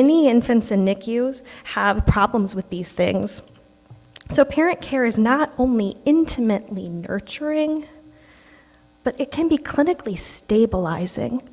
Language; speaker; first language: English; native; English